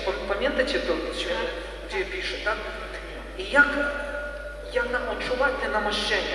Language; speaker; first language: Polish; non-native, learner; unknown